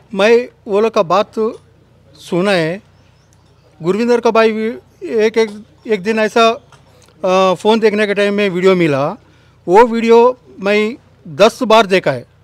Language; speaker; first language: Hindi; non-native, local second language; Telugu